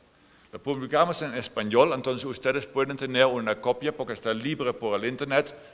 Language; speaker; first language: Spanish; non-native, fluent; Dutch